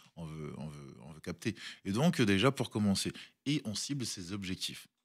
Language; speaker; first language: French; early bilingual, other home language; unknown